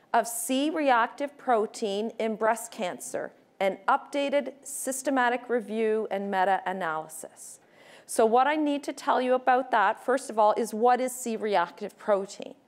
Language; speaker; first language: English; native; English